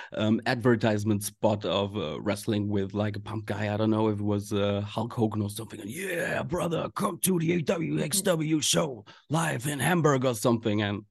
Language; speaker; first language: English; non-native, fluent; German